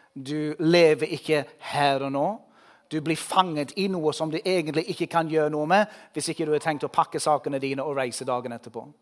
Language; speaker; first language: Norwegian; non-native, fluent; English